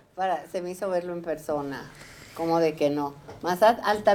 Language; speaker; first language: Spanish; native; Spanish